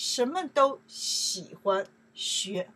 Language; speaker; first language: Chinese; non-native, learner; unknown